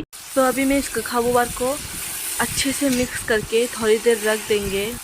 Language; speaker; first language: Hindi; non-native, local second language; Kok Borok